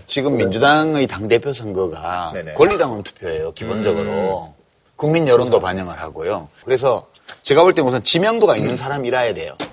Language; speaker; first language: Korean; native; Korean